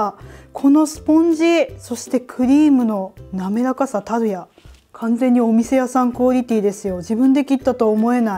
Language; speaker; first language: Japanese; native; Japanese